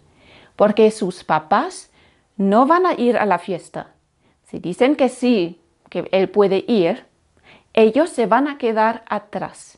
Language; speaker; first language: Spanish; non-native, fluent; German